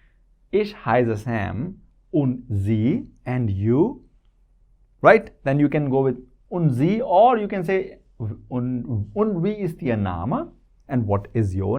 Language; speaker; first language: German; non-native, fluent; Hindi